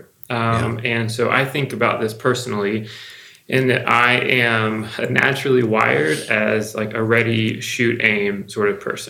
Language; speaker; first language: English; native; English